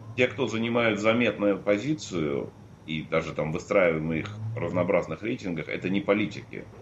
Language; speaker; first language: Russian; native; Russian